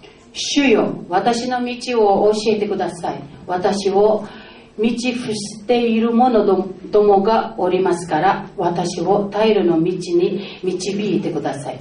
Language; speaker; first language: Japanese; non-native, fluent; Filipino